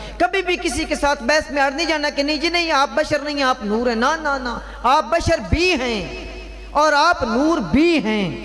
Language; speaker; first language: Urdu; non-native, local second language; Punjabi